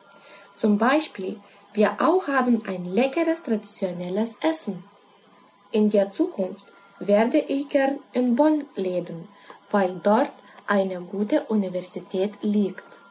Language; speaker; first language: German; non-native, learner; Lithuanian